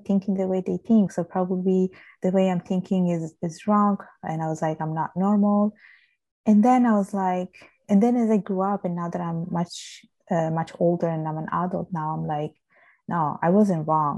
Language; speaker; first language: English; non-native, fluent; Italian